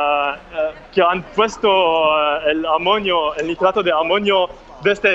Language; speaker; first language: Spanish; non-native, fluent; Arabic